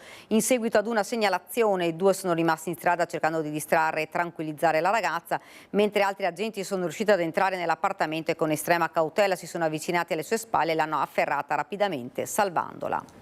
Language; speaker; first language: Italian; native; Italian